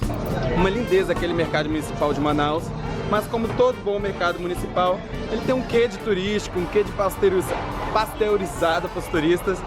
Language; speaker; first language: Portuguese; native; Portuguese